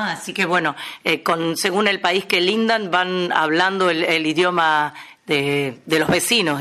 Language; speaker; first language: Spanish; native; Spanish